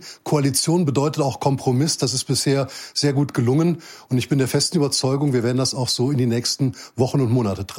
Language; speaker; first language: German; native; German